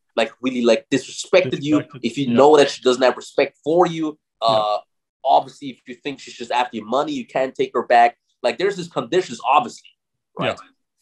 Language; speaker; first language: English; non-native, fluent; German